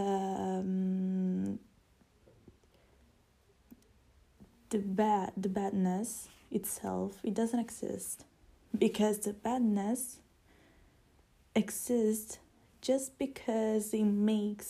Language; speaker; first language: English; non-native, fluent; Italian